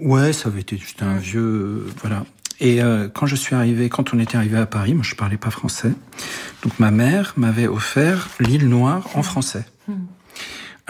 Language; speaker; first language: French; native; French